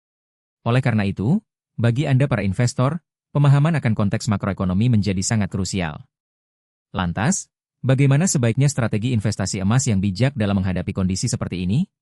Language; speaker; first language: Indonesian; native; Indonesian